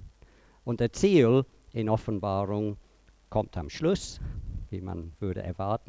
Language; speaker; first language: German; non-native, fluent; English